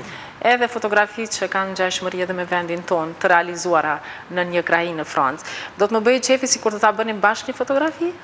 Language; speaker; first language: Albanian; native; Albanian